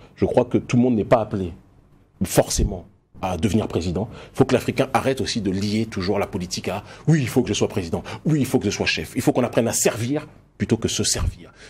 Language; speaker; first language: French; native; French